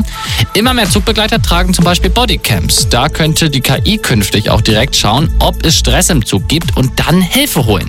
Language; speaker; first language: German; native; German